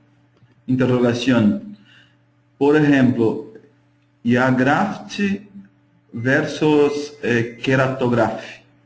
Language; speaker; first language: Spanish; non-native, fluent; Portuguese